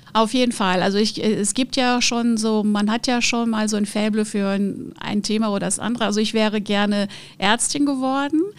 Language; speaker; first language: German; non-native, fluent; Portuguese